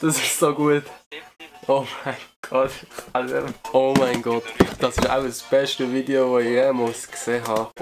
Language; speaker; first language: German; native; German